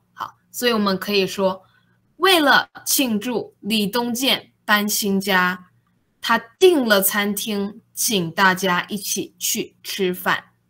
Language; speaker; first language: Chinese; native; Chinese